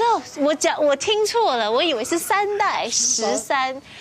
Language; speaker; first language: Chinese; early bilingual, heritage; Chinese